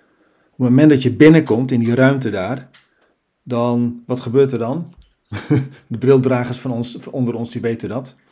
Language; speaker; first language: Dutch; native; Dutch